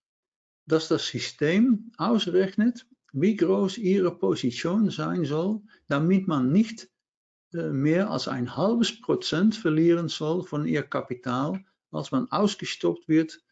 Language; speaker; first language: German; non-native, learner; Dutch